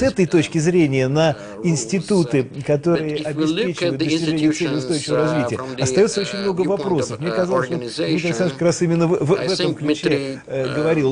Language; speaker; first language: Russian; native; Russian